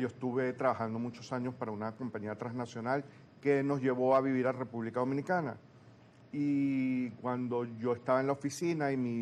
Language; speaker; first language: Spanish; native; Spanish